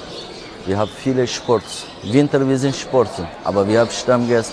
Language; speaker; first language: German; non-native, learner; Turkish